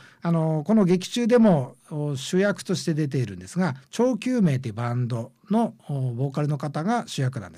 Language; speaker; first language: Japanese; native; Japanese